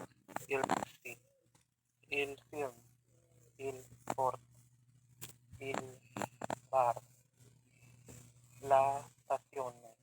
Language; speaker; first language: Italian; non-native, learner; Filipino